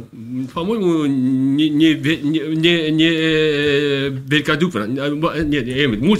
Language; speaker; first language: Russian; non-native, fluent; Japanese